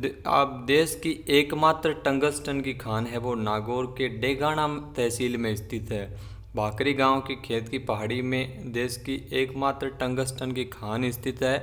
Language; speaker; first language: Hindi; native; Hindi